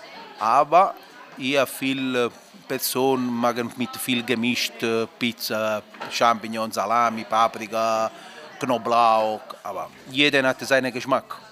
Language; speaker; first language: German; non-native, learner; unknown